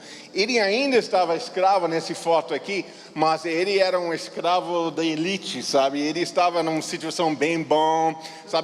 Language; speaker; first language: Portuguese; non-native, fluent; English